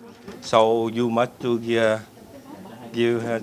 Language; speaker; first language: English; non-native, learner; Vietnamese